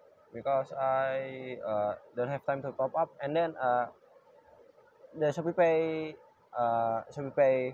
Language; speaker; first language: English; non-native, learner; Indonesian